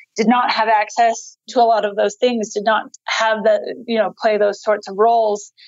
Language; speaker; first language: English; native; English